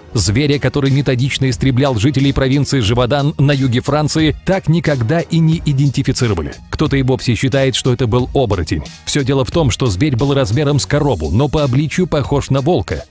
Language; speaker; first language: Russian; native; Russian